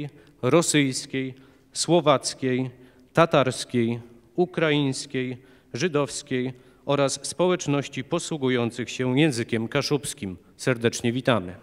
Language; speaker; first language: Polish; native; Polish